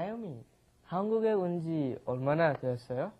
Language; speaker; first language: Korean; non-native, learner; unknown